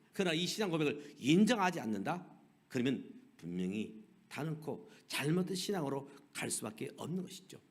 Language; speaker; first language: Korean; native; Korean